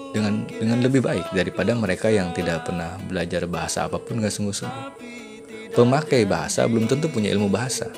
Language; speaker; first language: Malay; non-native, local second language; Sundanese